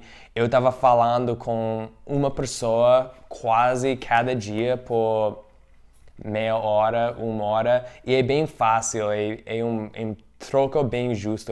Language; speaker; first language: Portuguese; non-native, fluent; English